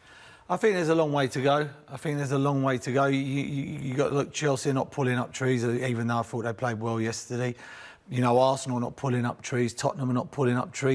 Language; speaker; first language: English; native; English